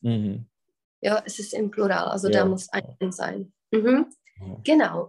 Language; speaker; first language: German; non-native, fluent; Czech